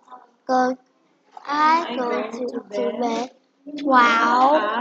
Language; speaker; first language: English; non-native, learner; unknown